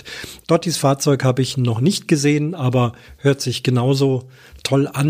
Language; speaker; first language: German; native; German